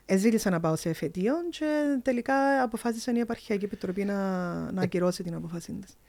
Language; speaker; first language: Greek; early bilingual, heritage; Greek